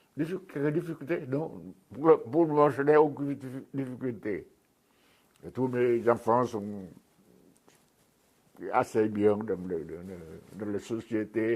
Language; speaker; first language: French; non-native, fluent; Vietnamese